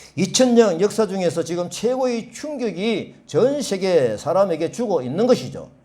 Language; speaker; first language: Korean; native; Korean